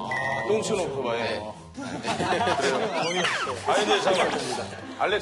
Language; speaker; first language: Korean; native; Korean